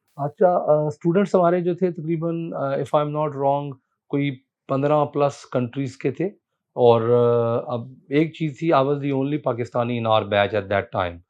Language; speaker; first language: Urdu; native; Urdu